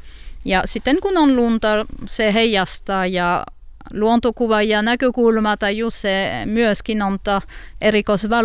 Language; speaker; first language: Finnish; non-native, learner; French